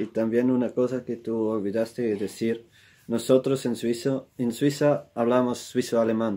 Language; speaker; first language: Spanish; non-native, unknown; Swiss German